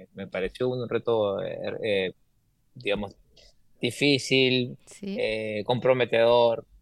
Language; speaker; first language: Spanish; native; Spanish